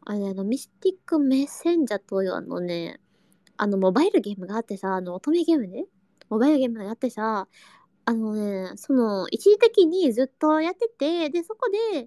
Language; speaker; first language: Japanese; non-native, learner; Indonesian